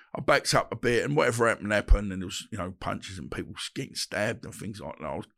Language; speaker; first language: English; native; English